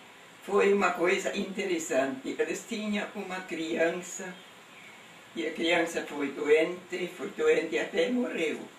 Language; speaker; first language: Portuguese; non-native, local second language; German